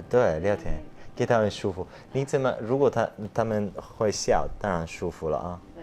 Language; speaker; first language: Chinese; non-native, fluent; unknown